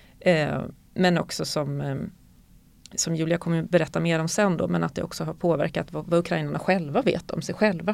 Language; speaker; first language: Swedish; native; Swedish